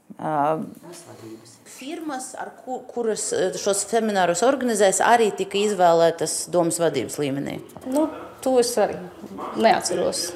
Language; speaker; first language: Latvian; non-native, local second language; Russian